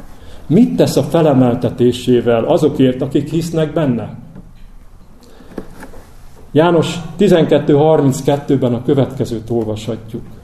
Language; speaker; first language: Hungarian; native; Hungarian